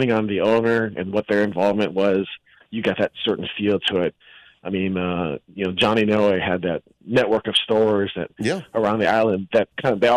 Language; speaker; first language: English; native; English